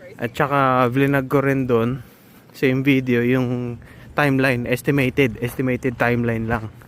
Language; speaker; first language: Filipino; native; Filipino